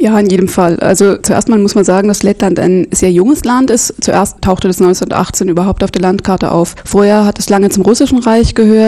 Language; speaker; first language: German; non-native, local second language; Latvian